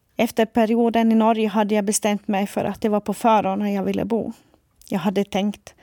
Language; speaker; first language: Swedish; non-native, fluent; Faroese